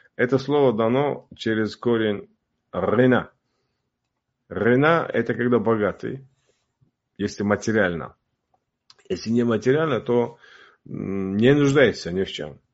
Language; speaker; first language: Russian; non-native, local second language; Uzbek